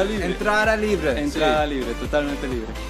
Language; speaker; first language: Spanish; native; Spanish